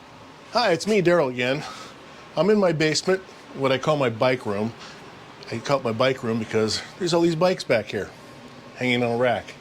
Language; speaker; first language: English; native; English